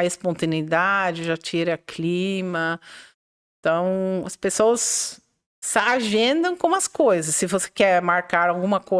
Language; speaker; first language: Portuguese; non-native, fluent; Dutch